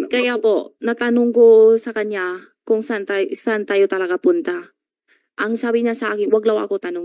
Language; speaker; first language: Filipino; non-native, learner; Chinese